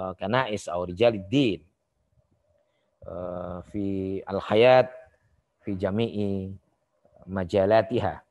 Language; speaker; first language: Arabic; non-native, fluent; Indonesian